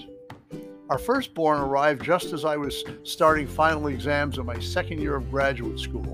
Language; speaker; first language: English; native; English